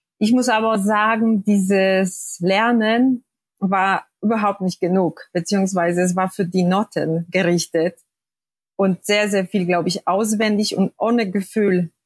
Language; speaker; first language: German; non-native, fluent; Polish